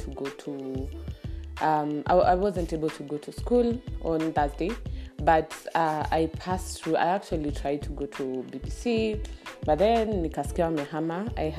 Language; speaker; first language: English; non-native, local second language; Swahili